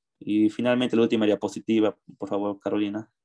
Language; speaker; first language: Spanish; native; Spanish